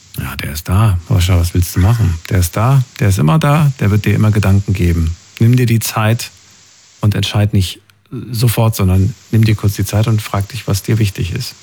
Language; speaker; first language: German; native; German